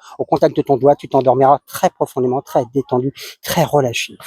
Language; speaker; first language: French; native; French